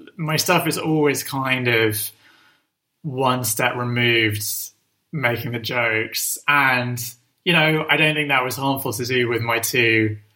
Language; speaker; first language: English; native; English